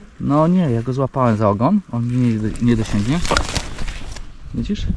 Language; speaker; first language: Polish; native; Polish